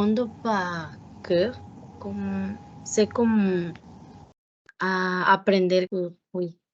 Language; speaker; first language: French; non-native, learner; Spanish